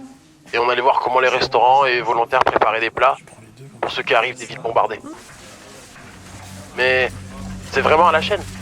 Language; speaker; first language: French; native; French